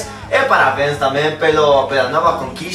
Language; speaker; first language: Portuguese; non-native, learner; Spanish